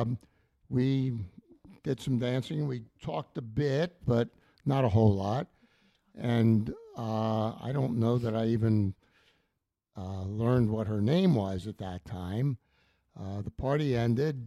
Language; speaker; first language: English; native; English